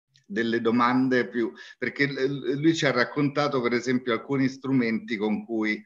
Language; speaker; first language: Italian; native; Italian